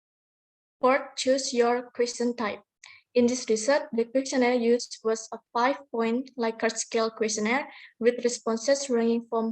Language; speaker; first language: English; non-native, learner; Indonesian